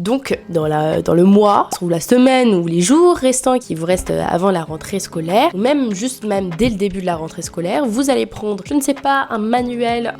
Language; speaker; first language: French; native; French